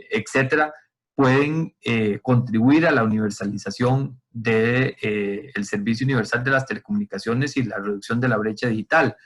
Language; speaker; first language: Spanish; native; Spanish